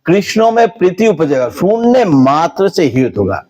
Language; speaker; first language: Hindi; non-native, local second language; Bangla